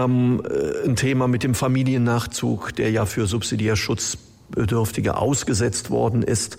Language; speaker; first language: German; native; German